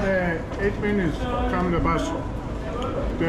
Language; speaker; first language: English; non-native, learner; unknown